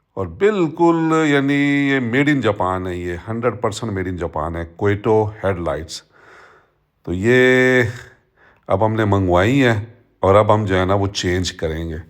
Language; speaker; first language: Urdu; non-native, local second language; Punjabi